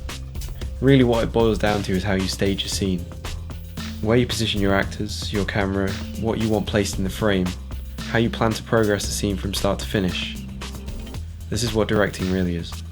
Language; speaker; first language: English; native; English